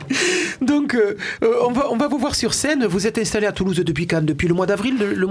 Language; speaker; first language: French; native; French